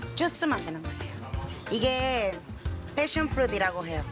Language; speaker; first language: Korean; non-native, fluent; Spanish